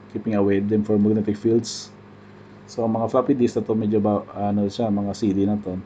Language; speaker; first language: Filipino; non-native, local second language; Hiligaynon